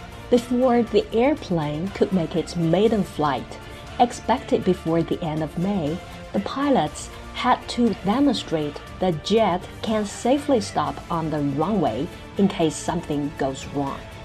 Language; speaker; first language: English; non-native, fluent; Chinese